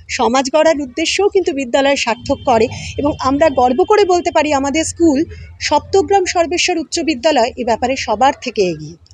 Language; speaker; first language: Bangla; native; Bangla